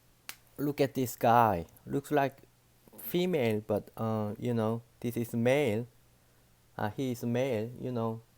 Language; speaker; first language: English; non-native, learner; Korean